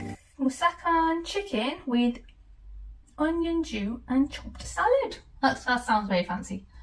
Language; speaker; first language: English; native; English